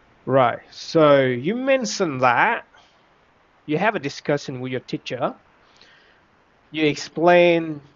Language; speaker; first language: English; non-native, fluent; Vietnamese